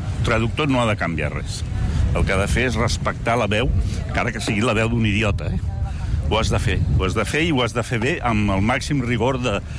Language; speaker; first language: Catalan; non-native, local second language; Spanish